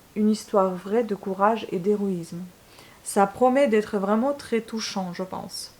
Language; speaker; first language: French; non-native, fluent; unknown